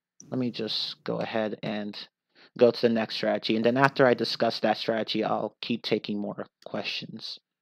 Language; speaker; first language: English; native; English